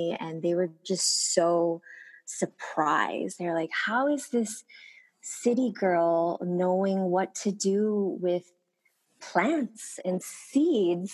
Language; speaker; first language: English; early bilingual, other home language; Korean